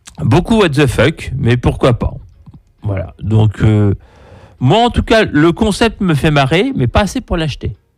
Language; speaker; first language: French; native; French